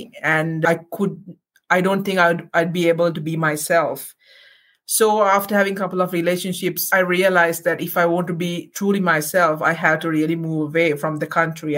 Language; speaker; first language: English; non-native, local second language; Sinhala